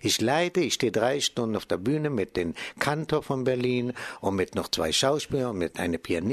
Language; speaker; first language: German; non-native, fluent; Hebrew